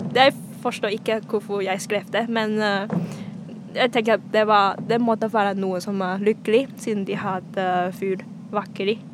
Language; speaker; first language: Norwegian; non-native, fluent; Cantonese